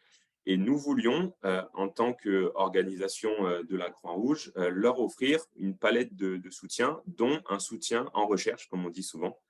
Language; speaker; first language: French; native; French